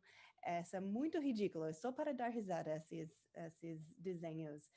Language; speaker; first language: Portuguese; non-native, learner; English